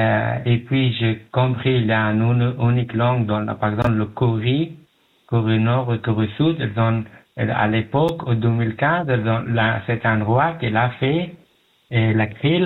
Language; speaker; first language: French; non-native, learner; Pashto